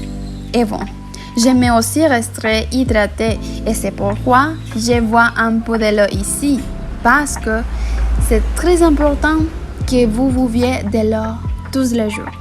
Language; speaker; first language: French; non-native, learner; Spanish